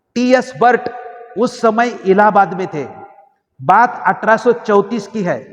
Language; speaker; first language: Hindi; non-native, local second language; Marathi